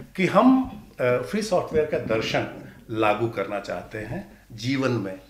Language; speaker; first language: Hindi; non-native, local second language; Magahi